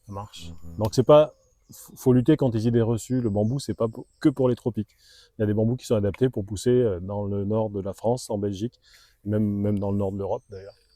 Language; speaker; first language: French; native; French